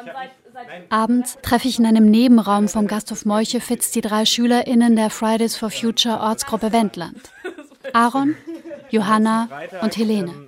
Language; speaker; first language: German; native; German